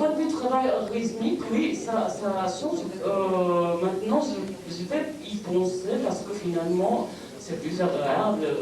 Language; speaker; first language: French; non-native, fluent; Japanese